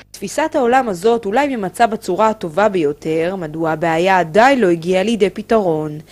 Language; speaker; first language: Hebrew; native; Hebrew